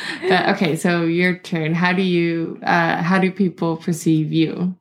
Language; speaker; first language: English; native; English